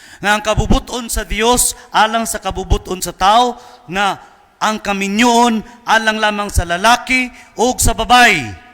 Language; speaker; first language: Cebuano; native; Cebuano